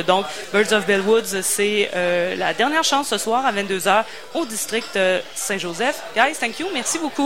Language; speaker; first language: French; native; French